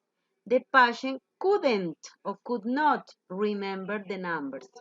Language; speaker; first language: English; non-native, learner; Spanish